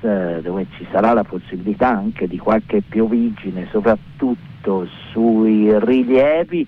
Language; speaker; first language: Italian; native; Italian